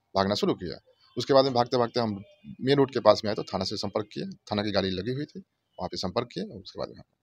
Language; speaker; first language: Hindi; native; Hindi